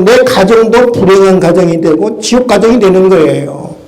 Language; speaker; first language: Korean; native; Korean